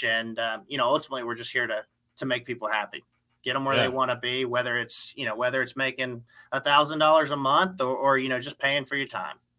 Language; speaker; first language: English; native; English